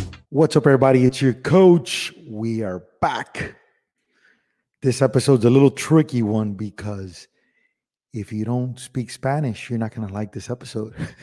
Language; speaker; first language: English; early bilingual, other home language; Spanish